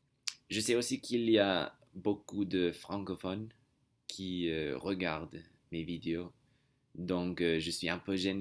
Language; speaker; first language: French; non-native, learner; English